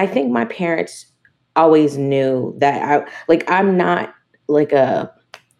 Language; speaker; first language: English; native; English